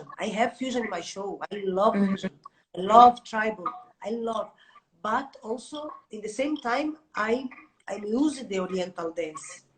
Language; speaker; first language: English; non-native, learner; Portuguese